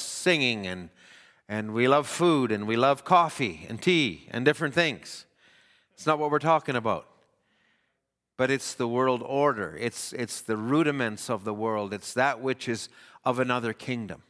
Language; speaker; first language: English; native; English